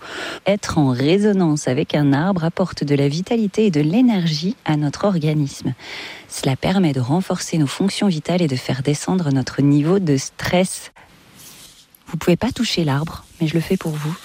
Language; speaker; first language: French; native; French